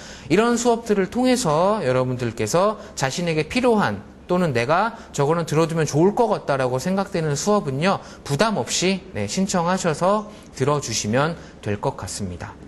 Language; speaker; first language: Korean; native; Korean